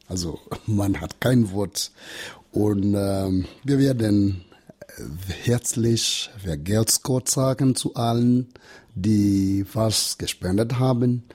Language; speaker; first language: German; non-native, learner; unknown